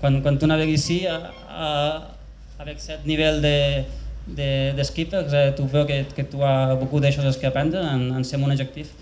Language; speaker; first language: French; non-native, learner; Spanish